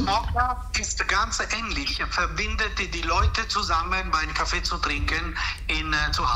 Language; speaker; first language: German; non-native, fluent; Italian